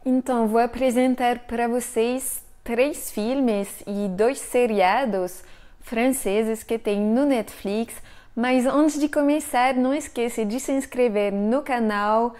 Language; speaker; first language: Portuguese; non-native, fluent; French